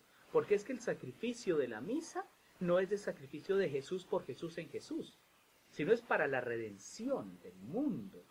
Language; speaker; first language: Spanish; native; Spanish